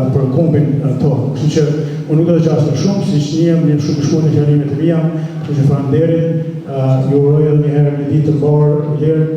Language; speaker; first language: Albanian; early bilingual, other home language; English